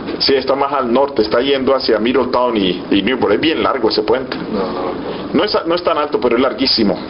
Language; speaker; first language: Spanish; native; Spanish